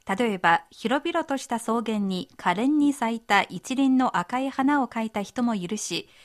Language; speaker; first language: Japanese; non-native, fluent; Chinese